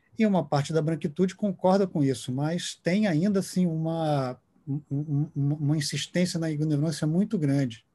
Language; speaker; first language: Portuguese; native; Portuguese